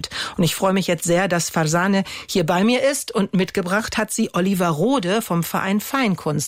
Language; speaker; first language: German; native; German